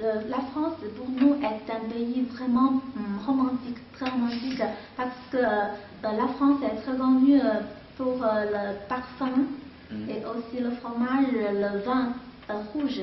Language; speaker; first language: French; non-native, fluent; Chinese